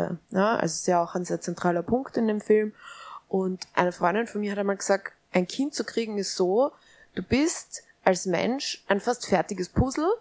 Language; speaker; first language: German; native; German